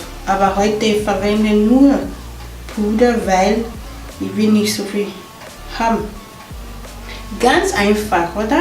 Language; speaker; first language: German; non-native, fluent; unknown